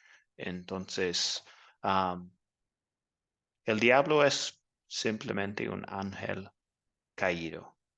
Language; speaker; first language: Spanish; non-native, fluent; English